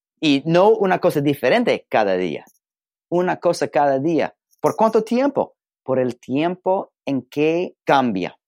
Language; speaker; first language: Spanish; non-native, learner; English